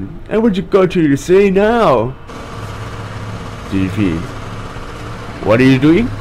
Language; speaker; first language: English; non-native, learner; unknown